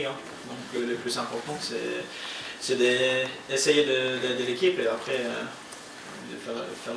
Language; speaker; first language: French; non-native, fluent; Norwegian